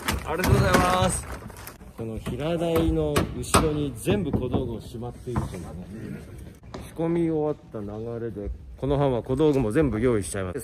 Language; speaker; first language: Japanese; native; Japanese